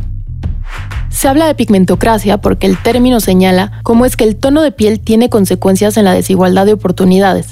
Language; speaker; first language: Spanish; native; Spanish